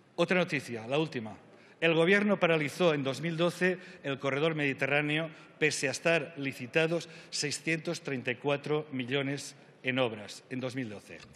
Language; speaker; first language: Spanish; native; Spanish